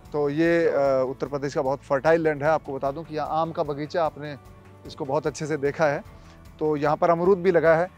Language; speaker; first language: Hindi; native; Hindi